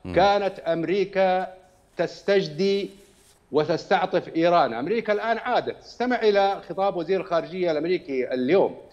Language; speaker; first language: Arabic; native; Arabic